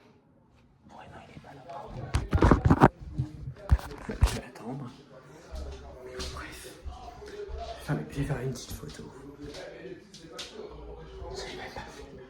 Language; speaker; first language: French; native; French